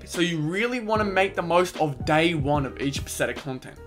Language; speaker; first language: English; native; English